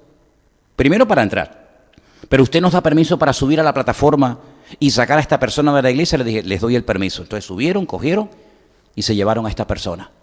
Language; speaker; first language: Spanish; native; Spanish